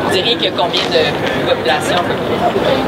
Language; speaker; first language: French; native; French